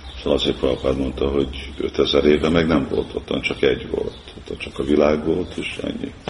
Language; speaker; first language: Hungarian; early bilingual, heritage; Hungarian